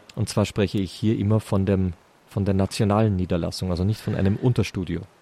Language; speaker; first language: German; native; German